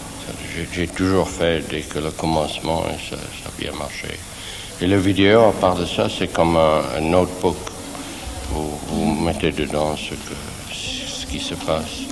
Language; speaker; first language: French; non-native, fluent; Swiss German